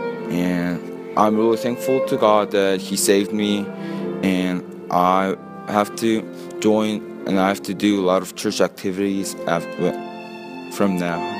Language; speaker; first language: English; early bilingual, other home language; Korean